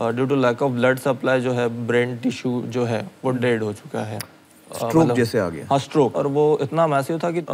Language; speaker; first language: Hindi; non-native, local second language; Marathi